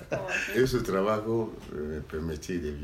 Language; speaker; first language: Spanish; non-native, learner; Lingala